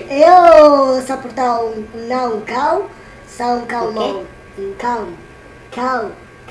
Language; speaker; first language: Portuguese; non-native, learner; Italian